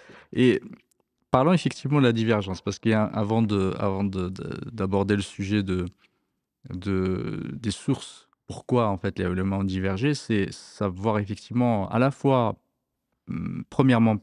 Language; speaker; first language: French; native; French